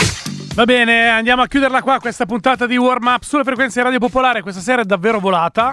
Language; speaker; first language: Italian; native; Italian